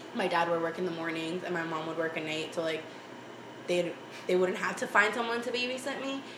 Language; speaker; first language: English; early bilingual, other home language; Spanish